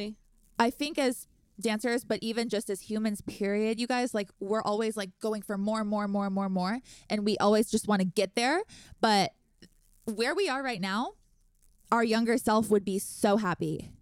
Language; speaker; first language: English; native; English